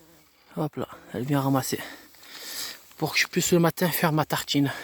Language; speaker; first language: French; native; French